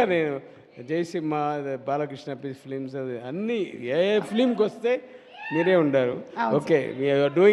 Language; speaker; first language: Telugu; non-native, learner; Tamil